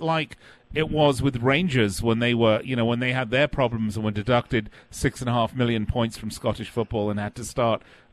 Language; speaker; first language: English; native; English